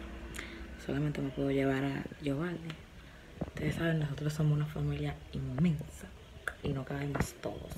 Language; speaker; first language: Spanish; native; Spanish